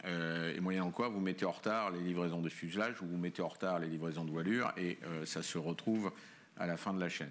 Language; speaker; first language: French; native; French